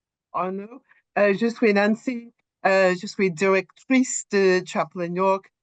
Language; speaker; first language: French; non-native, learner; English